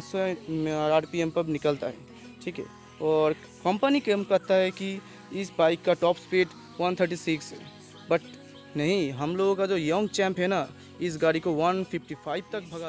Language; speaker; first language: Hindi; non-native, local second language; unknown